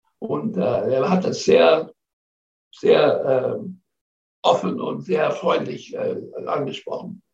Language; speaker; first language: German; non-native, fluent; English